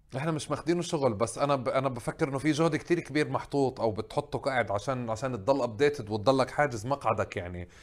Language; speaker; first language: Arabic; native; Arabic